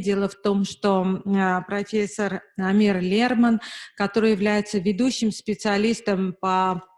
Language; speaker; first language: Russian; native; Russian